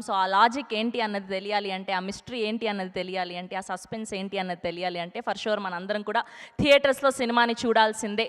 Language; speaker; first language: Telugu; native; Telugu